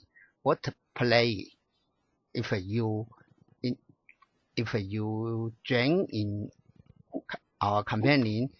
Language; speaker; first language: English; non-native, learner; Chinese